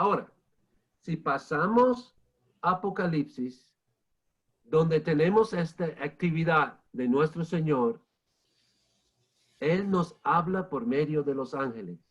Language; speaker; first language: Spanish; non-native, fluent; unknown